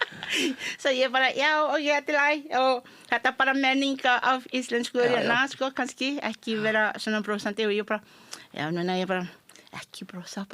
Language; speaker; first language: Icelandic; non-native, fluent; Malay